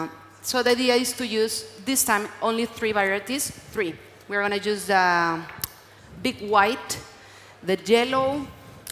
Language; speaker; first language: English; non-native, learner; Spanish